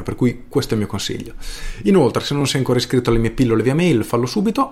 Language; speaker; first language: Italian; native; Italian